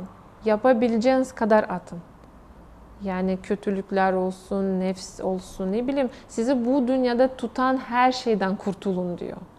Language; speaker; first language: Turkish; non-native, fluent; Russian